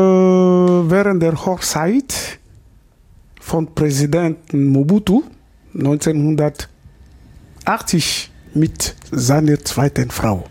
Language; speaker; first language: German; non-native, learner; Lingala